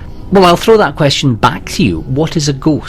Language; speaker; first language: English; native; English